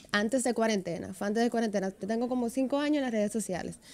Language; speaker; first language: Spanish; native; Spanish